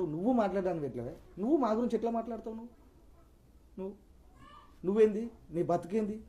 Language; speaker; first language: Telugu; native; Telugu